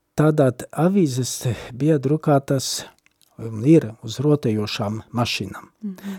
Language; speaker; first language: Latvian; non-native, fluent; Polish